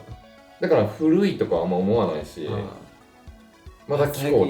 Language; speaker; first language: Japanese; native; Japanese